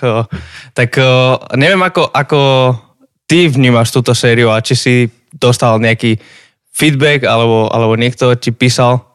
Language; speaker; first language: Slovak; native; Slovak